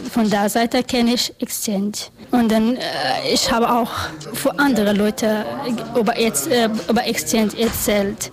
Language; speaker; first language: German; non-native, learner; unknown